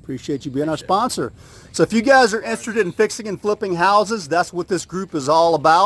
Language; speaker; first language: English; native; English